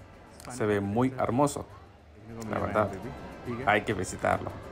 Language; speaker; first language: Spanish; non-native, fluent; Hindi